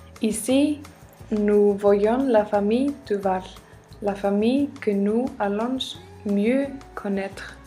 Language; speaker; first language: French; non-native, learner; Icelandic